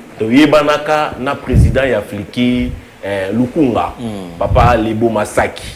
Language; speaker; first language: Lingala; native; Lingala